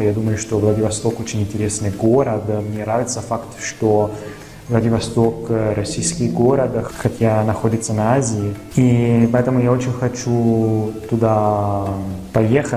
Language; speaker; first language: Russian; non-native, fluent; Italian